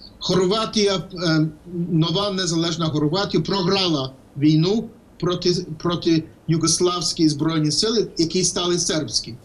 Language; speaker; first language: Ukrainian; early bilingual, heritage; Ukrainian